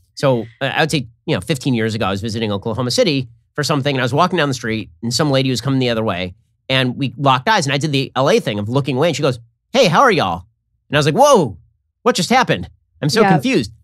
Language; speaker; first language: English; native; English